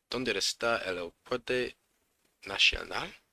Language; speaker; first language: Spanish; non-native, learner; English